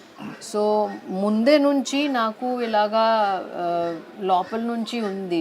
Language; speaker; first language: Telugu; non-native, fluent; Hindi